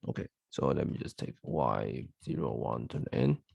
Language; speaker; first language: English; non-native, fluent; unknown